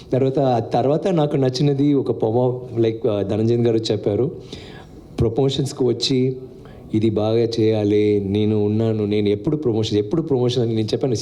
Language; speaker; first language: Telugu; non-native, learner; Tamil